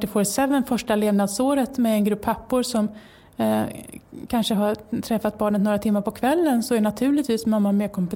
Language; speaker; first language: Swedish; native; Swedish